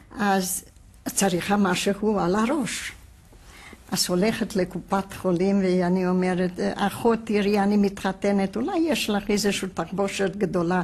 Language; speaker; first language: Hebrew; non-native, fluent; Hungarian